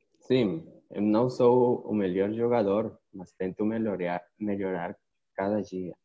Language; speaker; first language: Portuguese; non-native, learner; Spanish